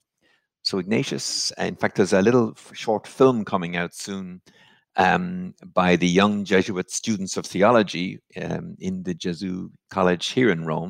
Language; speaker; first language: English; native; English